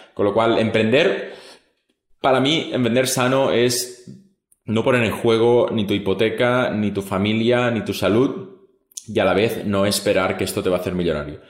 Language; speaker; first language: Spanish; non-native, local second language; Catalan